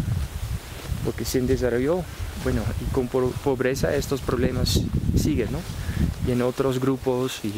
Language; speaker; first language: Spanish; non-native, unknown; Dutch